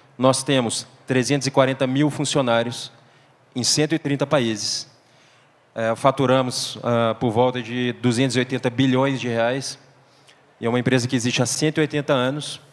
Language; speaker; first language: Portuguese; native; Portuguese